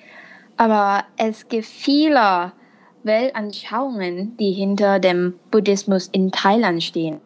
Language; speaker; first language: German; non-native, fluent; Thai